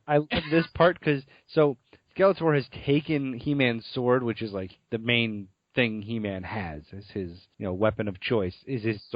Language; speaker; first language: English; native; English